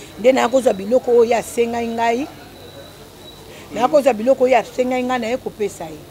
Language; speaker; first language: Lingala; native; Lingala